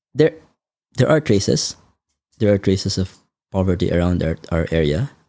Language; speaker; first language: English; non-native, local second language; Filipino